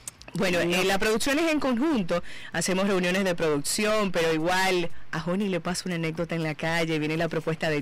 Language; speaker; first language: Spanish; native; Spanish